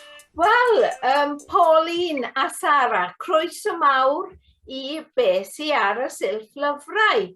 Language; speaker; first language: Welsh; non-native, fluent; English